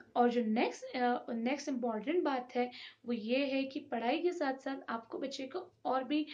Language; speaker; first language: Hindi; native; Hindi